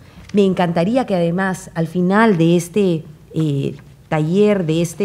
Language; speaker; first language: Spanish; native; Spanish